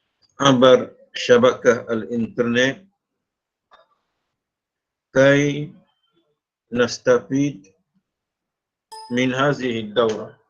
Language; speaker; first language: Arabic; non-native, fluent; Malay